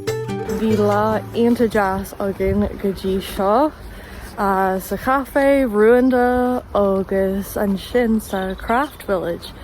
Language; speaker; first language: Irish; non-native, local second language; English